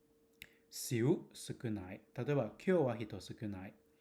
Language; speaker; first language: Japanese; non-native, fluent; Cantonese